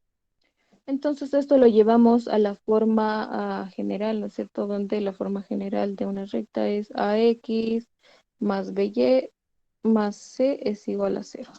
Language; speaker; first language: Spanish; native; Spanish